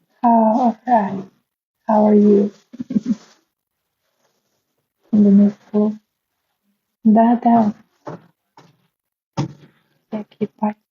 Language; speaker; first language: English; non-native, learner; Russian